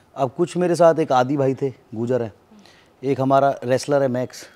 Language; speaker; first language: Hindi; native; Hindi